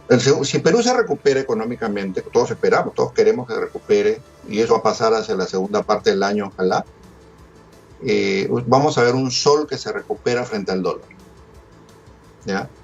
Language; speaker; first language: Spanish; native; Spanish